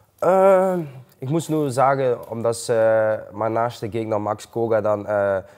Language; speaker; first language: German; non-native, learner; Dutch